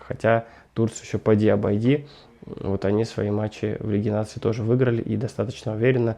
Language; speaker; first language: Russian; native; Russian